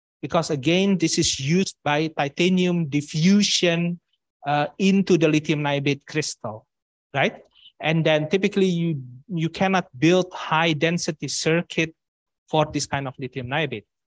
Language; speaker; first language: English; non-native, fluent; Indonesian